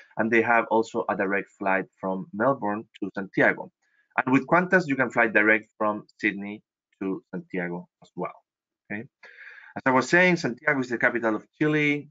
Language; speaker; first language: English; non-native, fluent; Spanish